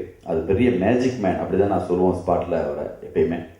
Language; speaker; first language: Tamil; native; Tamil